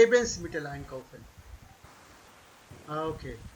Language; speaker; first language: German; non-native, fluent; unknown